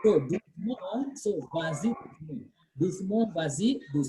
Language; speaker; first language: French; non-native, fluent; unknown